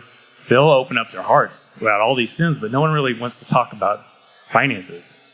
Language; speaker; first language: English; native; English